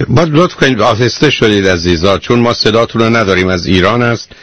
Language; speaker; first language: Persian; native; Persian